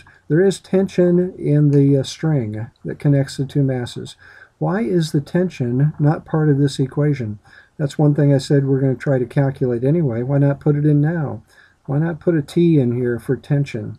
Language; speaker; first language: English; native; English